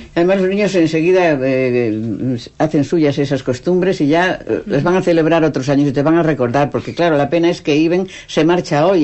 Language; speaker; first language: Spanish; native; Spanish